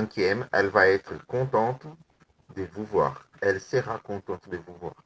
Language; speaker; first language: French; non-native, learner; Portuguese